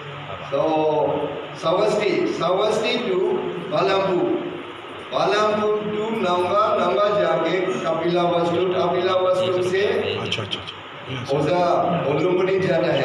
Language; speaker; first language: Hindi; non-native, fluent; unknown